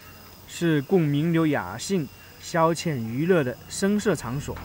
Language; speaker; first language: Chinese; native; Chinese